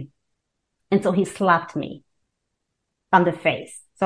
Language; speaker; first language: English; non-native, local second language; Kikuyu